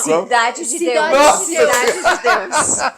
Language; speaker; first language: Portuguese; non-native, learner; Persian